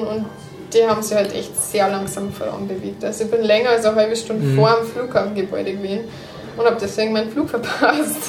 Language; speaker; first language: German; native; German